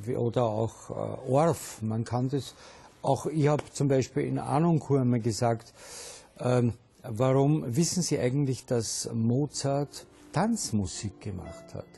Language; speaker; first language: German; native; German